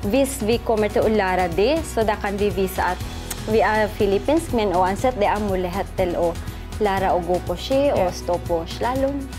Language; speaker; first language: Norwegian; non-native, fluent; Filipino